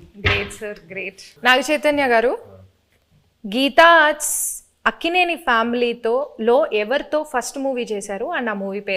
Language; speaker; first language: Telugu; native; Telugu